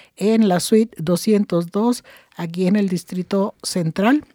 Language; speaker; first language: Spanish; native; Spanish